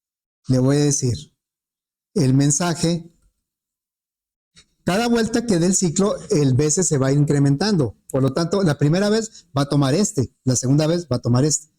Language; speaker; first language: Spanish; native; Spanish